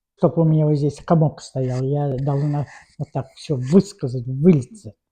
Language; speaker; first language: Russian; non-native, local second language; Tatar